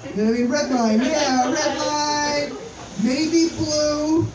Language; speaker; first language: English; native; English